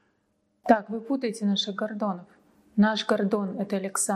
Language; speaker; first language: Russian; native; Russian